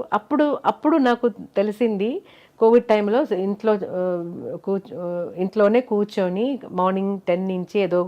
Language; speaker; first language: Telugu; non-native, fluent; Malayalam